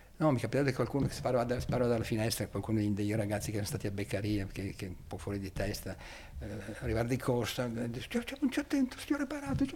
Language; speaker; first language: Italian; native; Italian